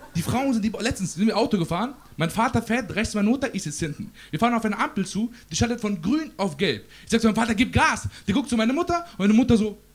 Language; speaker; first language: German; early bilingual, other home language; Persian